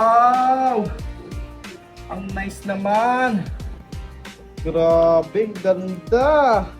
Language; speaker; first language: Filipino; native; Filipino